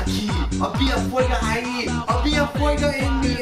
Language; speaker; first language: Spanish; non-native, learner; English